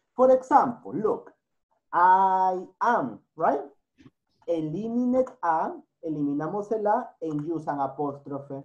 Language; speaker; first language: English; non-native, learner; Spanish